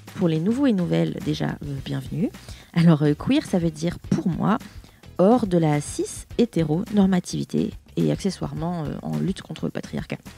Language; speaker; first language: French; native; French